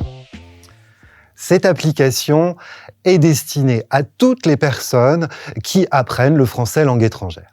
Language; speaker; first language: French; native; French